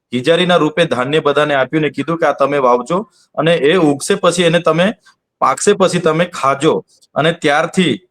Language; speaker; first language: Gujarati; non-native, local second language; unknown